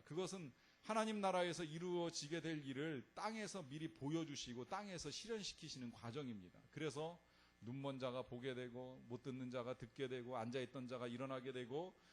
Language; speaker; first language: Korean; native; Korean